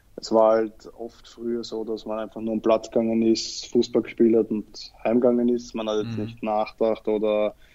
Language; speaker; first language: German; native; German